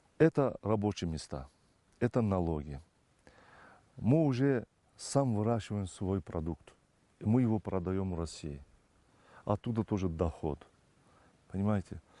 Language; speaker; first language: Russian; non-native, fluent; Turkish